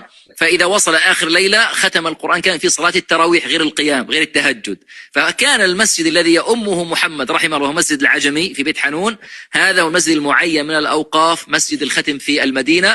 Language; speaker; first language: Arabic; native; Arabic